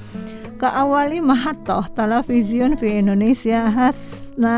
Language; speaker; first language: Arabic; non-native, fluent; Indonesian